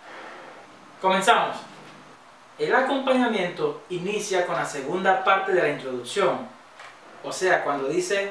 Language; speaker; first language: Spanish; native; Spanish